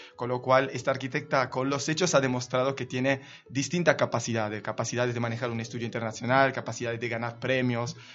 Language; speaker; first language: Spanish; non-native, fluent; Italian